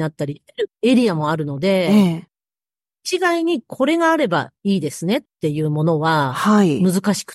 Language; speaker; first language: Japanese; native; Japanese